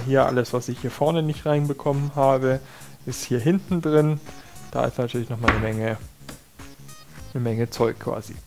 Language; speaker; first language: German; native; German